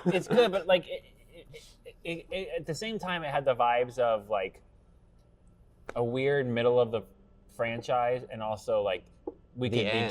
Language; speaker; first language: English; native; English